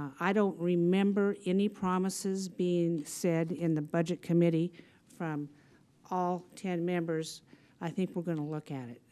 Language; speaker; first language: English; native; English